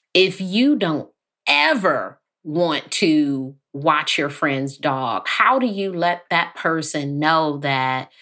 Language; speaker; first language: English; native; English